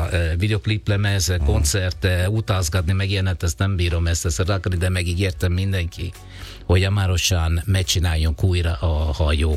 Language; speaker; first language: Hungarian; non-native, learner; Italian